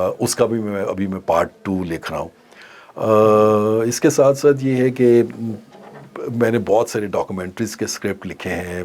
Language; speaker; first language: Urdu; non-native, local second language; Punjabi